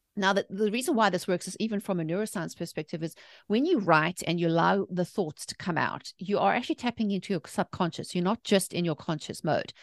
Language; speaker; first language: English; native; English